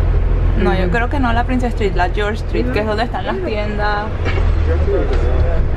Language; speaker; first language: Spanish; native; Spanish